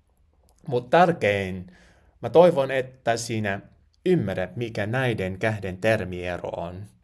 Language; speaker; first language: Finnish; non-native, learner; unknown